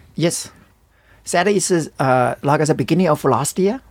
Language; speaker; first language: English; non-native, learner; Chinese